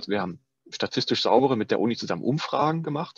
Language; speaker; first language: German; native; German